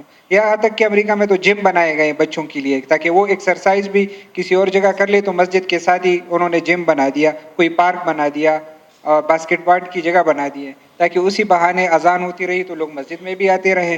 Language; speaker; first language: Urdu; native; Urdu